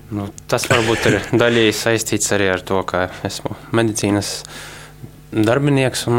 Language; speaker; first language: Latvian; non-native, local second language; Russian